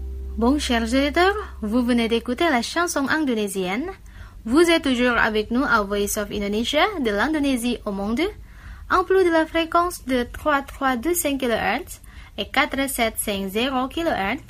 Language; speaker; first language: French; non-native, fluent; Indonesian